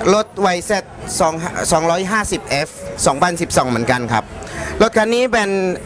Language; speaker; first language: Thai; non-native, fluent; Indonesian